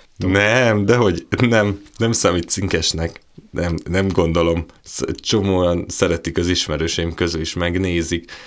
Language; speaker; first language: Hungarian; native; Hungarian